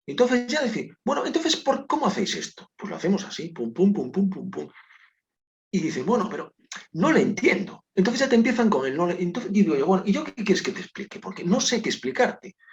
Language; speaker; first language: Spanish; non-native, local second language; Galician